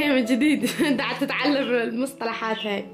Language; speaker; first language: Arabic; native; Arabic